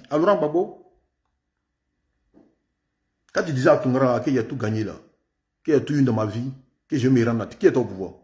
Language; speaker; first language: French; native; French